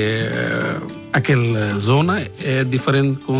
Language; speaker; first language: Portuguese; non-native, learner; Bangla